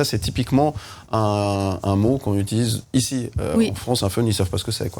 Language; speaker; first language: French; native; French